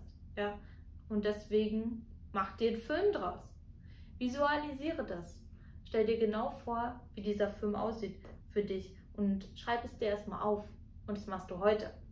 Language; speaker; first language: German; native; German